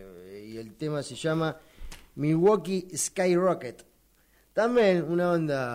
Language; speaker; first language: Spanish; native; Spanish